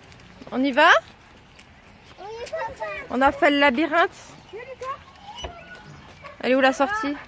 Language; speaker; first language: French; native; French